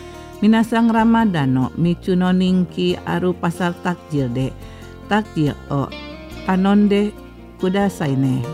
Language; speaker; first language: Japanese; non-native, fluent; Indonesian